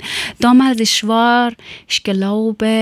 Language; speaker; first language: German; non-native, learner; Persian